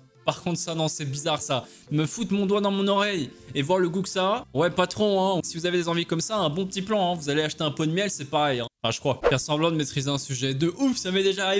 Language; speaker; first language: French; native; French